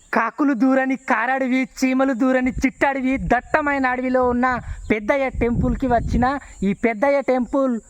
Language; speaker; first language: Telugu; non-native, local second language; Gondi